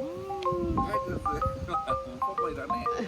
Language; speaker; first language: Japanese; native; Japanese